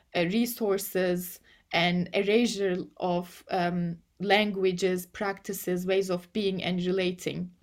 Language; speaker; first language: English; non-native, fluent; Turkish